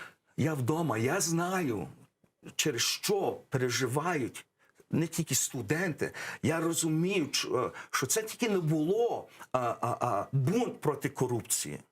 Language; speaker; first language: Ukrainian; early bilingual, heritage; English